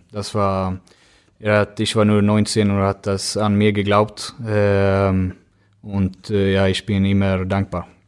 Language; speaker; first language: German; non-native, fluent; Swedish